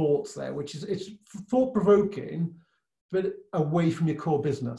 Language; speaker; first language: English; native; English